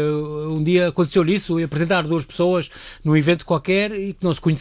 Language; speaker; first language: Portuguese; native; Portuguese